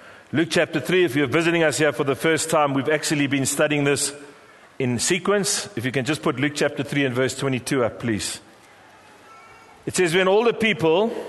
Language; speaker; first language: English; native; English